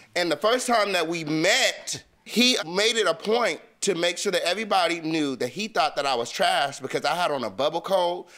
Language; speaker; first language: English; native; English